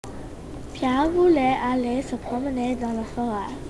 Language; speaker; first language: French; non-native, learner; English